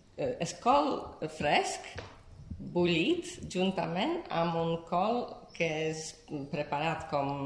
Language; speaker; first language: Catalan; non-native, fluent; Polish